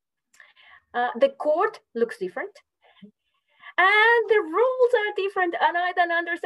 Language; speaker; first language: English; non-native, fluent; Spanish